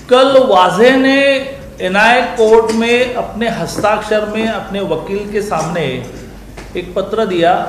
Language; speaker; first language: Hindi; non-native, local second language; Marathi